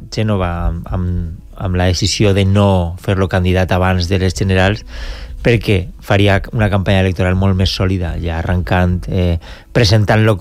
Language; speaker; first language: Catalan; native; Catalan